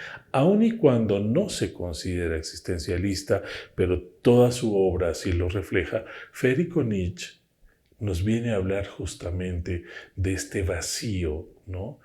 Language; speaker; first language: Spanish; native; Spanish